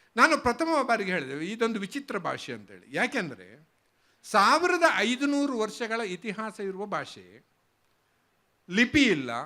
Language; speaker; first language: Kannada; non-native, local second language; Malayalam